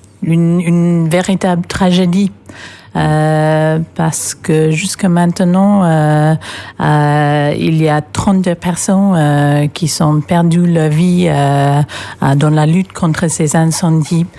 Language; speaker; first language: French; non-native, fluent; English